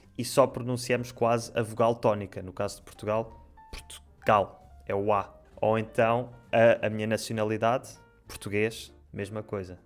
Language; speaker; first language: Portuguese; native; Portuguese